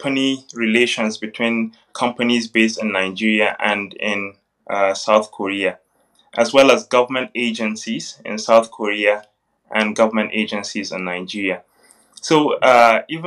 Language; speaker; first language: English; non-native, local second language; Hausa